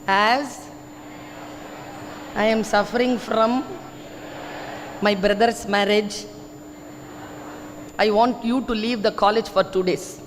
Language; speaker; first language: English; non-native, local second language; Tamil